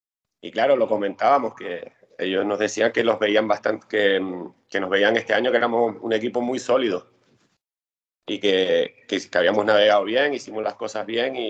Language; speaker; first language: Spanish; native; Spanish